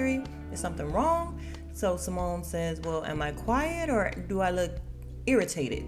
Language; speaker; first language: English; native; English